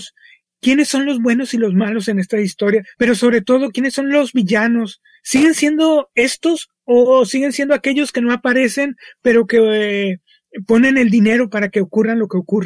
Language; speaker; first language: Spanish; native; Spanish